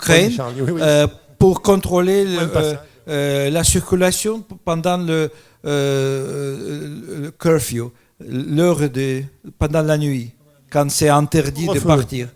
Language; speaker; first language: French; non-native, fluent; Russian